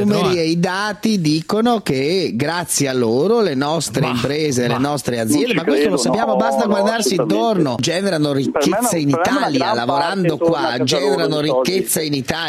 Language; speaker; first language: Italian; native; Italian